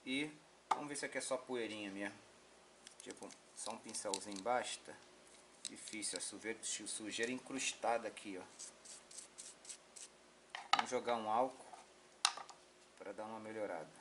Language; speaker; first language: Portuguese; native; Portuguese